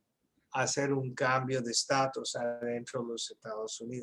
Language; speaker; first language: Spanish; early bilingual, heritage; English